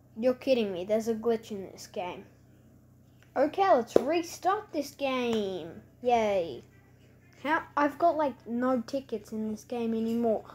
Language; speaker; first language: English; native; English